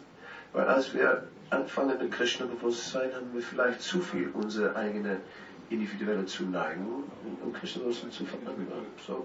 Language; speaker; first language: German; non-native, fluent; Dutch